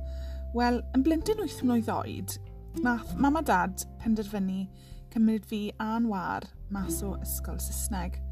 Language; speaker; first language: Welsh; non-native, local second language; English